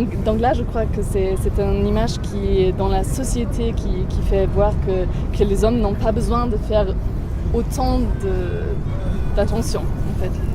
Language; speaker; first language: French; non-native, fluent; German